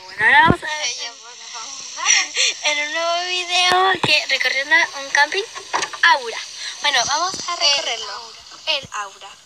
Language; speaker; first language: Spanish; native; Spanish